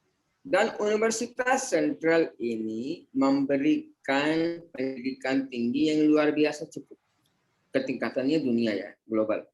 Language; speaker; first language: Indonesian; non-native, fluent; Hindi